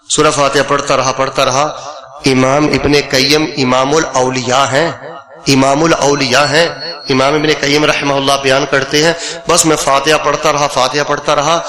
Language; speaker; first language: Urdu; non-native, local second language; Punjabi